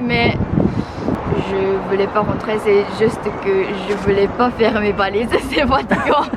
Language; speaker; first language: French; non-native, fluent; Japanese